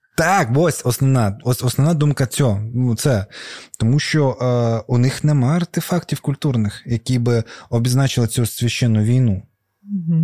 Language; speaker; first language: Ukrainian; non-native, local second language; Russian